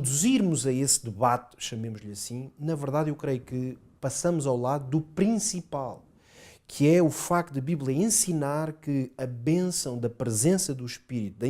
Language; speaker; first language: Portuguese; native; Portuguese